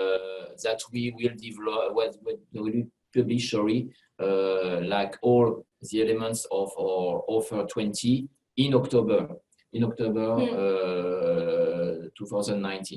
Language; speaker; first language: English; non-native, fluent; French